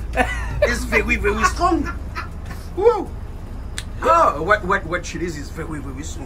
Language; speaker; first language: English; non-native, learner; French